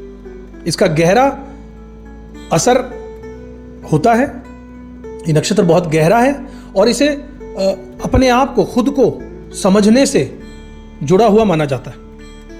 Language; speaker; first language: Hindi; native; Hindi